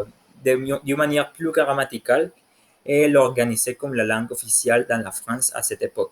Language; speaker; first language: French; non-native, learner; Spanish